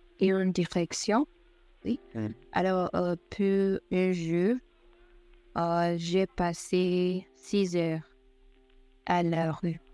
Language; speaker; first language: French; non-native, learner; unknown